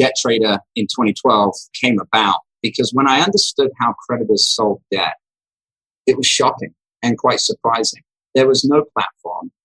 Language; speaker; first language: English; native; English